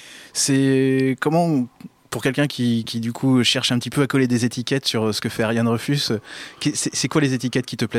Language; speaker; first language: French; native; French